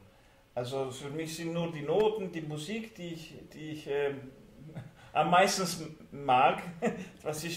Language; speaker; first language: German; non-native, fluent; Hungarian